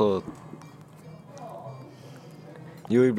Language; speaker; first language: Swedish; early bilingual, other home language; Finnish